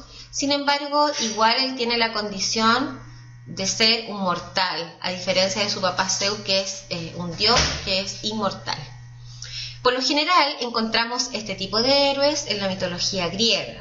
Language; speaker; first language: Spanish; native; Spanish